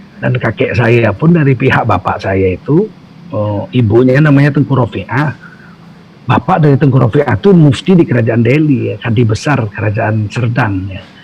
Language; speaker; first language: Indonesian; native; Indonesian